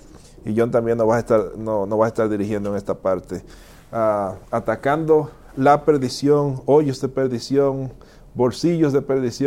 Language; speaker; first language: Spanish; native; Spanish